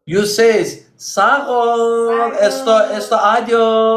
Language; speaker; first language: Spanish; non-native, learner; Azerbaijani